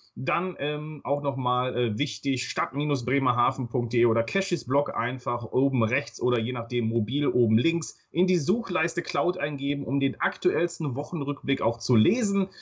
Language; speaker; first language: German; native; German